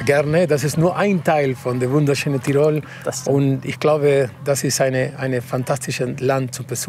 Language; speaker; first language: German; non-native, fluent; Spanish